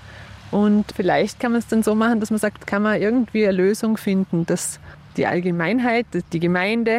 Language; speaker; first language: German; native; German